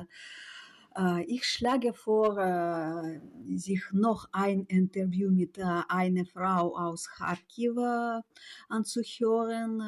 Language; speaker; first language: German; non-native, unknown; Ukrainian